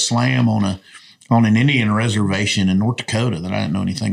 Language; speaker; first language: English; native; English